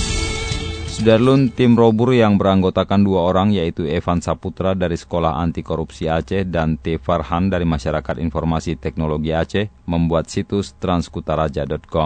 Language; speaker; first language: Indonesian; native; Indonesian